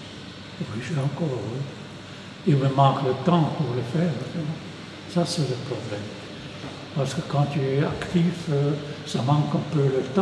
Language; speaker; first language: French; non-native, local second language; German